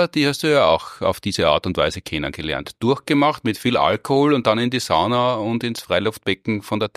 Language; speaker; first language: German; native; German